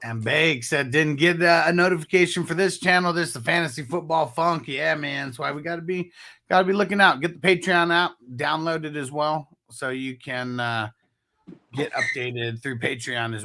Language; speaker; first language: English; native; English